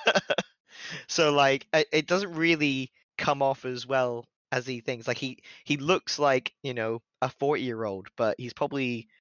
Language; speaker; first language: English; native; English